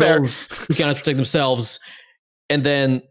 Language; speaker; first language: English; non-native, fluent; Bulgarian